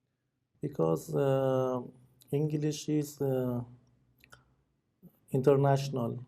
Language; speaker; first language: English; non-native, learner; Persian